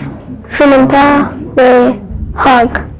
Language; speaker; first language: French; non-native, learner; English